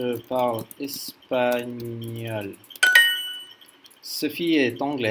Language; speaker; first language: French; non-native, learner; English